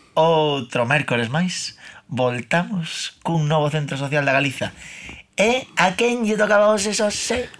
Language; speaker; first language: Galician; non-native, local second language; Spanish